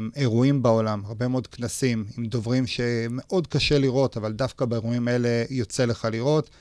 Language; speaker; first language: Hebrew; native; Hebrew